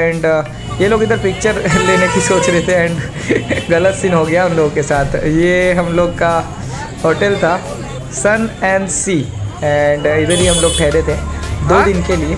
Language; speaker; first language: Hindi; non-native, local second language; Bangla